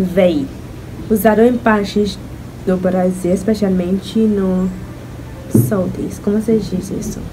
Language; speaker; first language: Portuguese; non-native, learner; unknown